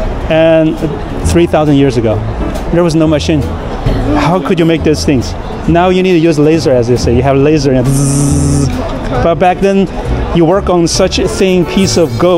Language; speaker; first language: English; non-native, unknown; Chinese